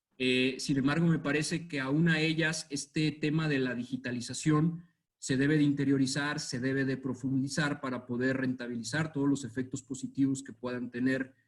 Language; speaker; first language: Spanish; native; Spanish